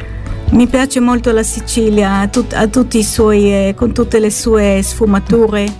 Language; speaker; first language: Italian; non-native, fluent; Hebrew